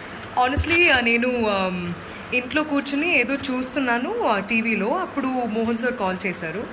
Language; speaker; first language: Telugu; non-native, fluent; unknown